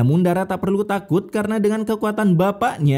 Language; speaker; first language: Indonesian; native; Indonesian